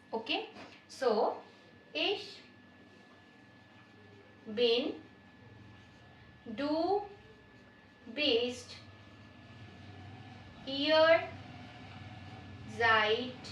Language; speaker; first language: German; non-native, fluent; Hindi